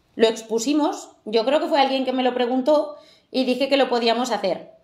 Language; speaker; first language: Spanish; native; Spanish